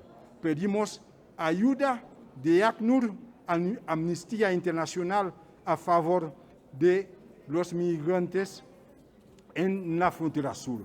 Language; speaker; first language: Spanish; non-native, fluent; Haitian Creole